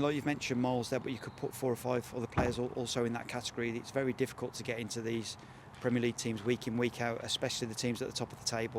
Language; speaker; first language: English; native; English